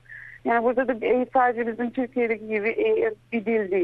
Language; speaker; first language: Turkish; early bilingual, heritage; Turkish